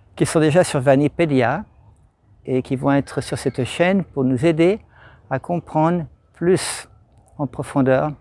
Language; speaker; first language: French; native; French